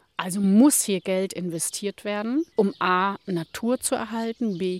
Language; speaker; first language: German; native; German